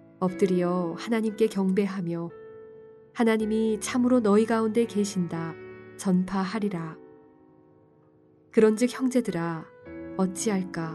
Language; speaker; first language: Korean; native; Korean